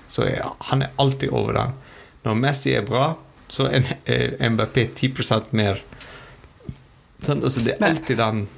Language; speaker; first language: Norwegian; non-native, fluent; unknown